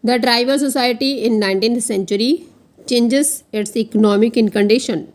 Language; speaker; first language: English; non-native, local second language; Punjabi